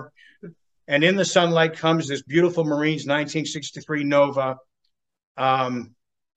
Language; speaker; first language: English; native; English